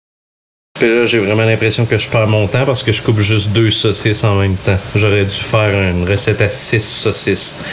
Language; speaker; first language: French; native; French